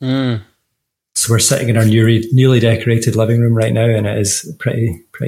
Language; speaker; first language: English; native; English